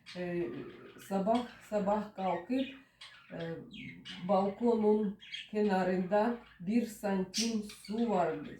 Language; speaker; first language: Turkish; non-native, learner; Russian